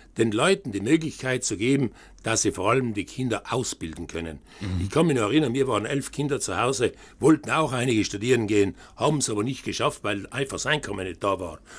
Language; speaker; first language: German; native; German